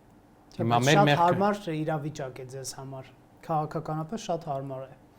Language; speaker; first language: Armenian; native; Armenian